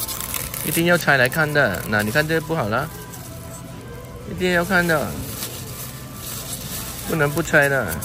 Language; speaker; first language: Chinese; non-native, local second language; Cantonese